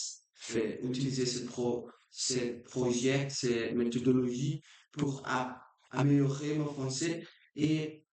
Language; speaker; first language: French; non-native, learner; Portuguese